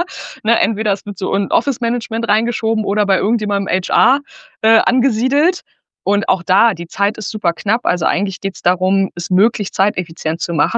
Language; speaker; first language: German; native; German